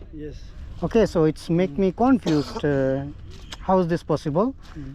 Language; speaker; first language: English; non-native, learner; Bangla